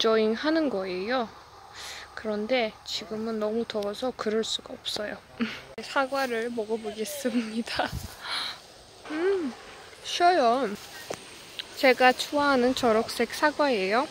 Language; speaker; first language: Korean; non-native, learner; Azerbaijani